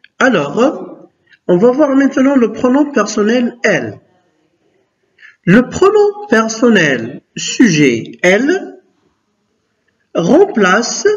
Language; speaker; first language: French; non-native, local second language; Arabic